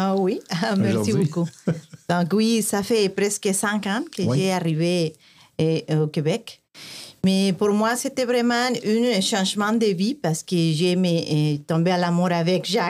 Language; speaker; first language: French; non-native, fluent; Spanish